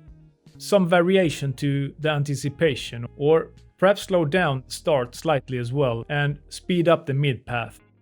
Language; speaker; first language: English; non-native, fluent; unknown